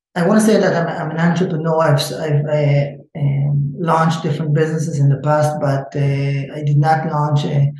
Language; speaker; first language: English; non-native, fluent; Hebrew